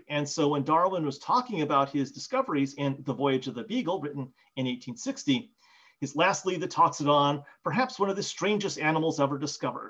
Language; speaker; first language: English; native; English